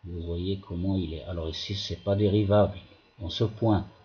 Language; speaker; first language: French; non-native, local second language; Arabic